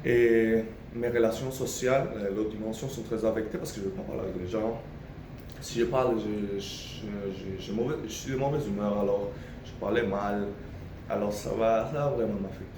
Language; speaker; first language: French; non-native, fluent; Spanish